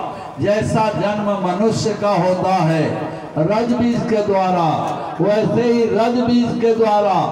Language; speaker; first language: Hindi; native; Hindi